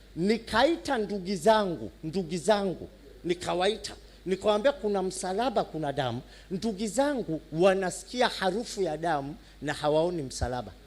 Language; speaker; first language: Swahili; non-native, fluent; Somali